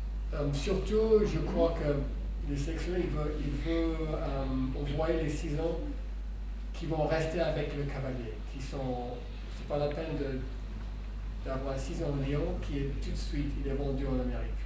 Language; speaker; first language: French; non-native, fluent; English